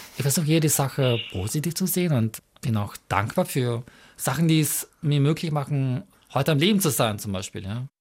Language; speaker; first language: German; early bilingual, other home language; Mongolian